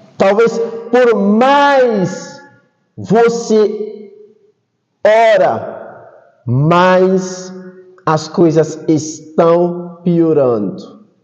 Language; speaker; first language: Portuguese; non-native, fluent; Haitian Creole